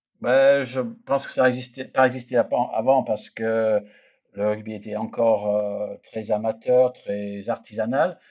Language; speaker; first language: French; non-native, fluent; English